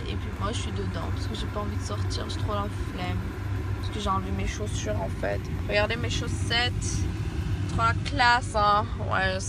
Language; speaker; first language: French; native; French